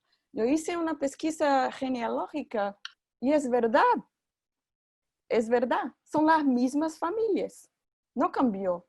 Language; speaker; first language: Spanish; non-native, fluent; Portuguese